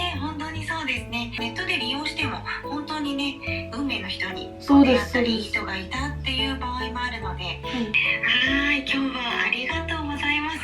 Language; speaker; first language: Japanese; native; Japanese